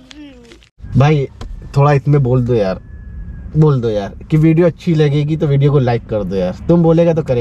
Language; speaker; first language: Hindi; native; Hindi